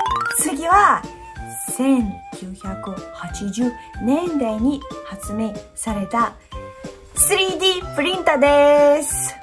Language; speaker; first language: Japanese; non-native, fluent; Russian